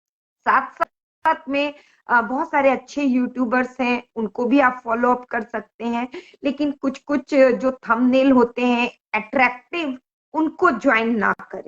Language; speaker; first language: Hindi; native; Hindi